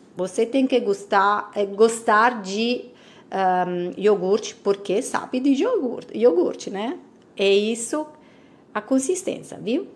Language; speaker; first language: Portuguese; non-native, fluent; Italian